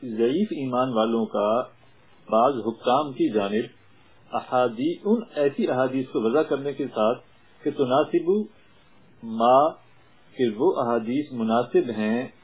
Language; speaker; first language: Urdu; non-native, local second language; Punjabi